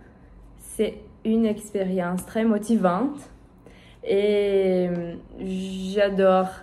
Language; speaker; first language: French; non-native, learner; Portuguese